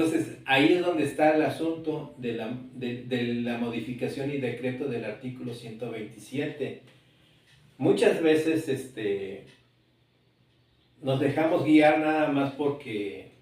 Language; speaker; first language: Spanish; native; Spanish